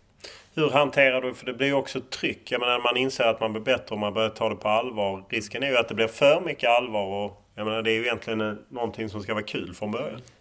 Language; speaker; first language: Swedish; native; Swedish